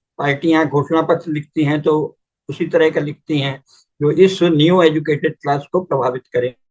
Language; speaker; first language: Hindi; native; Hindi